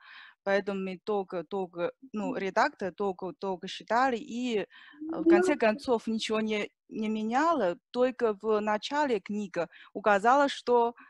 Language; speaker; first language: Russian; non-native, learner; Chinese